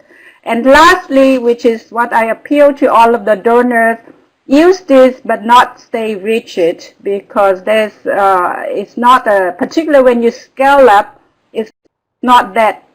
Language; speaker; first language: English; non-native, fluent; Vietnamese